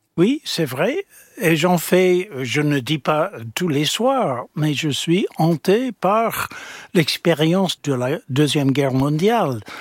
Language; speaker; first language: French; non-native, fluent; English